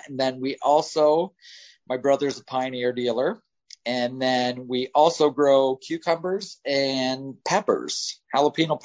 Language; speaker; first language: English; native; English